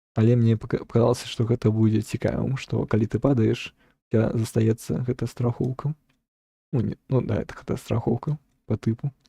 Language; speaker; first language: Belarusian; non-native, local second language; Russian